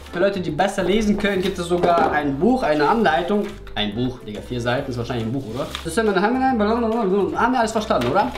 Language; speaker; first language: German; early bilingual, other home language; Russian